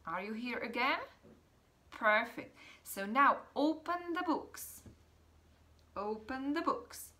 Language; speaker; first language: English; non-native, fluent; Czech